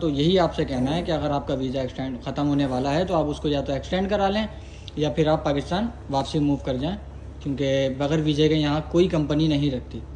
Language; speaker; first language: Urdu; non-native, local second language; Punjabi